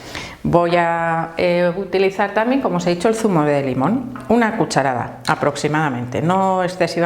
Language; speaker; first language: Spanish; native; Spanish